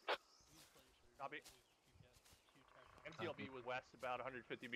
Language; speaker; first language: English; native; English